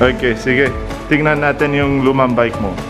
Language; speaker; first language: Filipino; non-native, learner; Arabic